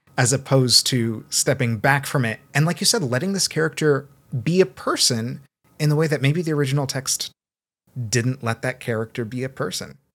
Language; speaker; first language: English; early bilingual, other home language; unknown